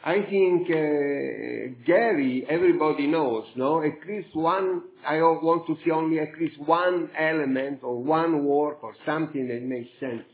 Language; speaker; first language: English; non-native, fluent; Italian